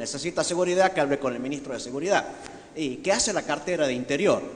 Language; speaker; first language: Spanish; native; Spanish